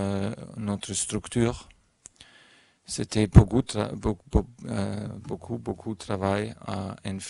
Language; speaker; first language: French; non-native, fluent; German